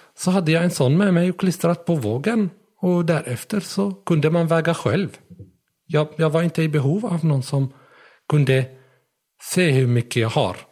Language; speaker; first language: Swedish; non-native, fluent; Arabic